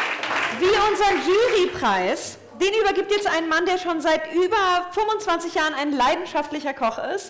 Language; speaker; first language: German; native; German